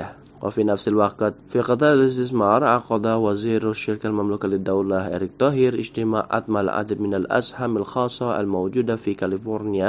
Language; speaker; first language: Arabic; non-native, fluent; Indonesian